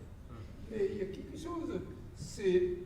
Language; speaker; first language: French; non-native, learner; Japanese